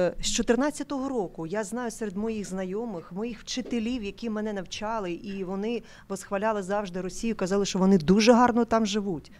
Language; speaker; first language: Ukrainian; native; Ukrainian